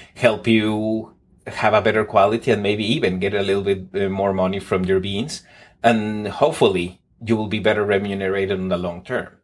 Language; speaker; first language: English; non-native, fluent; Spanish